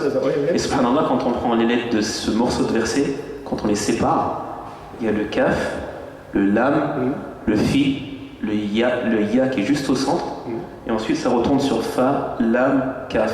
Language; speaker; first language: French; native; French